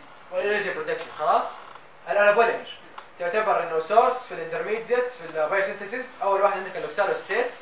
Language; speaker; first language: Arabic; native; Arabic